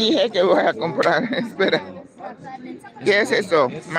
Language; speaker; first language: Spanish; non-native, learner; English